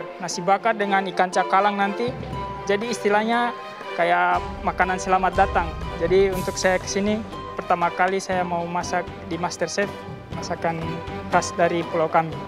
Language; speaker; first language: Indonesian; non-native, local second language; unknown